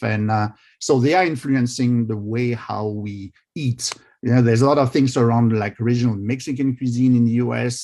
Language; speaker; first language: English; non-native, fluent; French